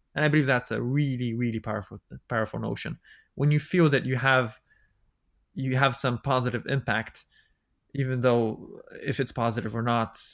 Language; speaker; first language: English; non-native, fluent; Bulgarian